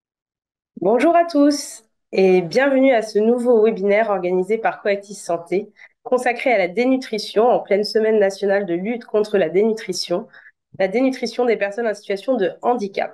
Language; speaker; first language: French; native; French